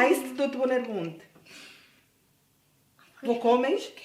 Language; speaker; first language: German; non-native, learner; Swahili